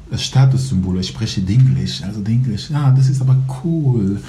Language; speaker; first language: German; non-native, fluent; Kurdish